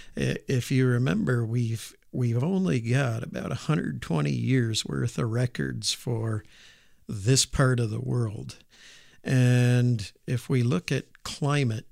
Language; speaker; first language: English; native; English